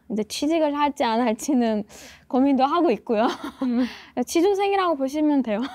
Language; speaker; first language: Korean; non-native, fluent; Persian